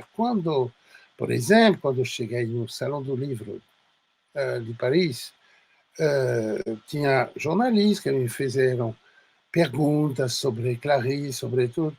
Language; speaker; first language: Portuguese; non-native, fluent; French